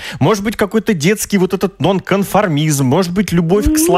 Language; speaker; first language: Russian; native; Russian